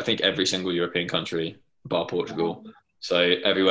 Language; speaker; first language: English; native; English